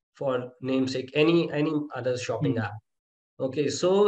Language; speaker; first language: English; non-native, local second language; Hindi